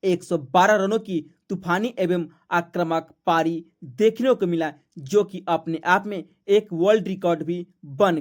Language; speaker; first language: Hindi; native; Hindi